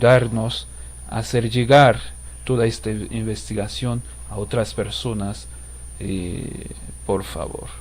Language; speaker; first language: Spanish; non-native, fluent; Haitian Creole